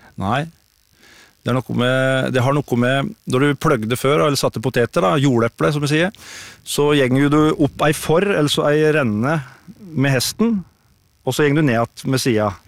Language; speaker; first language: Norwegian; native; Norwegian